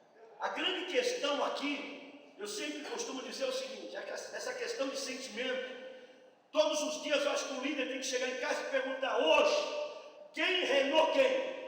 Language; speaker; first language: Portuguese; native; Portuguese